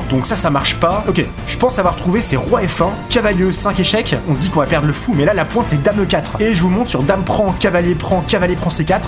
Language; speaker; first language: French; native; French